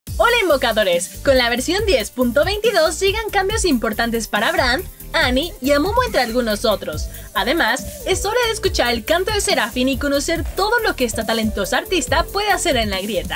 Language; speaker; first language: Spanish; native; Spanish